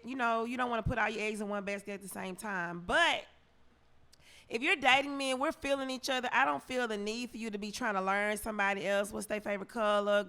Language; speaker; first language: English; native; English